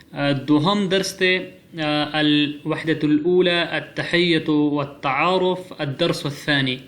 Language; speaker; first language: Arabic; non-native, fluent; Pashto